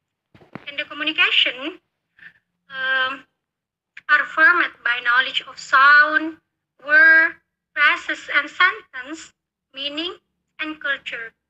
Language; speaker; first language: English; non-native, learner; Indonesian